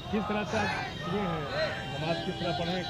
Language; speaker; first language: Hindi; native; Hindi